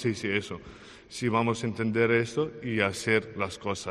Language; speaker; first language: Spanish; non-native, learner; Ukrainian